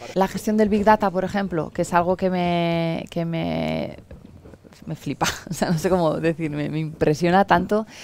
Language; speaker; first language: Spanish; native; Spanish